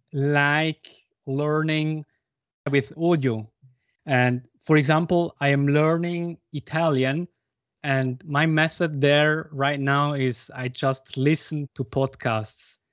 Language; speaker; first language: English; non-native, fluent; Swiss German